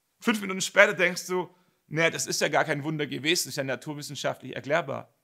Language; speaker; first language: German; native; German